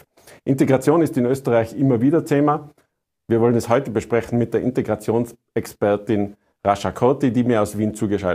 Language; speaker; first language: German; native; German